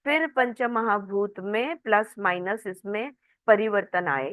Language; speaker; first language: Hindi; non-native, local second language; Marathi